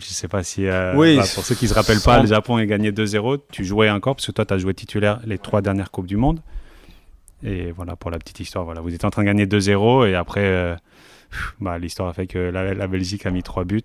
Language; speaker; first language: French; native; French